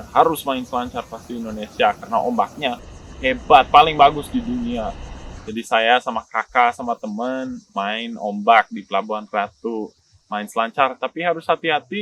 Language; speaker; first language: Indonesian; non-native, local second language; English